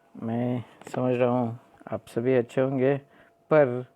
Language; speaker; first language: Hindi; non-native, local second language; Kannada